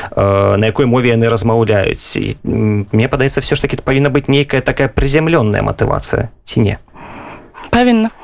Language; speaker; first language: Belarusian; non-native, local second language; Russian